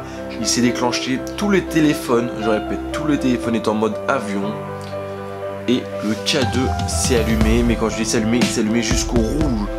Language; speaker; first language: French; native; French